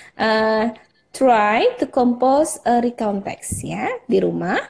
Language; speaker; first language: English; non-native, fluent; Indonesian